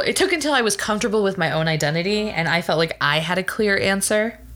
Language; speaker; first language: English; early bilingual, other home language; Spanish